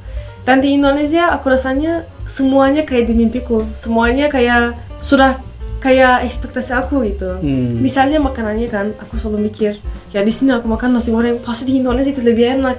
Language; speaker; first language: Indonesian; non-native, fluent; Turkish